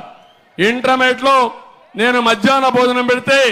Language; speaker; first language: Telugu; native; Telugu